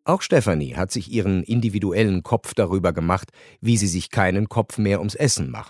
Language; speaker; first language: German; native; German